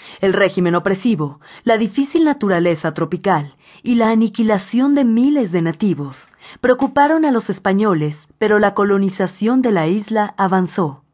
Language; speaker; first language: Spanish; native; Spanish